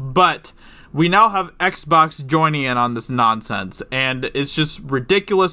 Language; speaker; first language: English; native; English